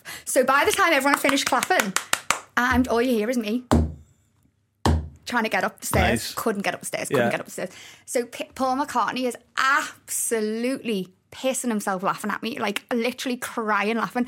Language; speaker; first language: English; native; English